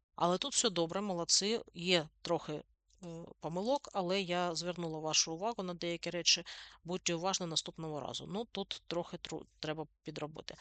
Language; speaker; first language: Ukrainian; native; Ukrainian